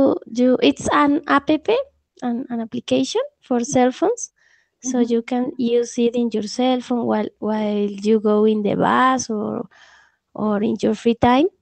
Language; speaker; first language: English; non-native, learner; Spanish